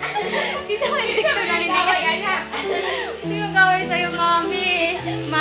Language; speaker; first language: Filipino; non-native, local second language; Cebuano